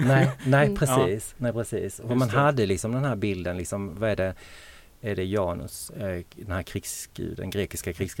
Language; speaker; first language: Swedish; native; Swedish